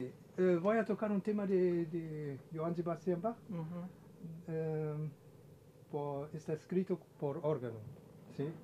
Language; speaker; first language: Spanish; non-native, fluent; German